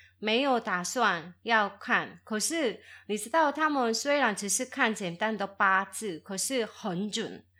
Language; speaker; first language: Chinese; non-native, fluent; Korean